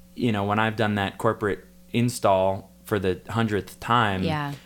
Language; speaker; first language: English; native; English